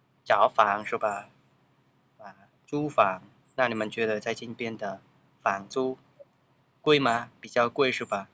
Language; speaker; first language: Chinese; non-native, fluent; Khmer